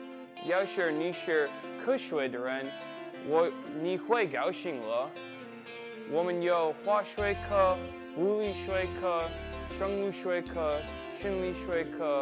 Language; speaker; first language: Chinese; non-native, learner; English